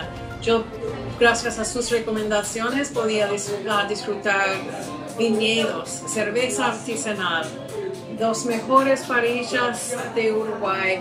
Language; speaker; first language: Spanish; non-native, fluent; English